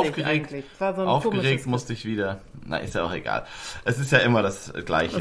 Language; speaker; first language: German; native; German